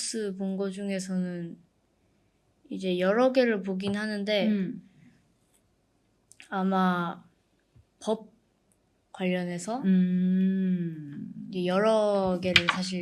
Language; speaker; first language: Korean; early bilingual, heritage; Korean